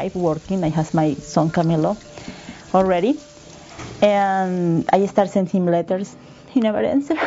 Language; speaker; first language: English; non-native, learner; Spanish